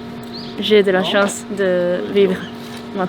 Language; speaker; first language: French; non-native, learner; Japanese